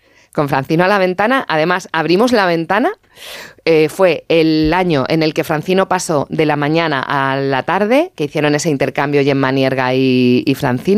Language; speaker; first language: Spanish; native; Spanish